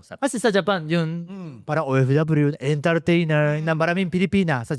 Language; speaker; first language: Filipino; non-native, fluent; Japanese